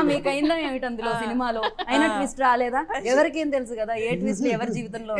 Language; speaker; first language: Telugu; native; Telugu